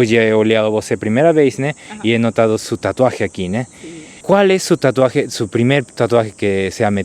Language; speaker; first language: Spanish; native; Spanish